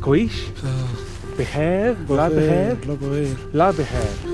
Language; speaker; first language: Arabic; non-native, learner; English